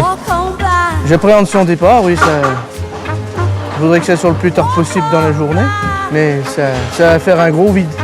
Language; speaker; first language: French; native; French